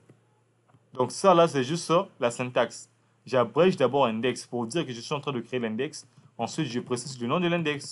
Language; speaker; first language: French; non-native, local second language; Lingala